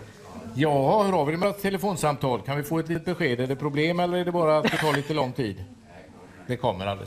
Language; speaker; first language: Swedish; native; Swedish